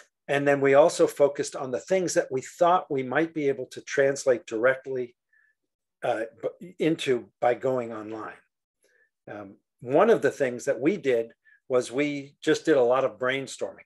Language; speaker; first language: English; native; English